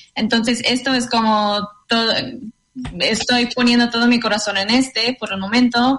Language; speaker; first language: Spanish; non-native, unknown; English